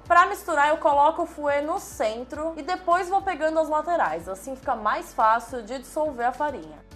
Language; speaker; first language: Portuguese; native; Portuguese